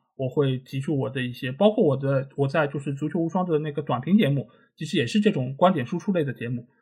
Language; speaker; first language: Chinese; non-native, local second language; Wu Chinese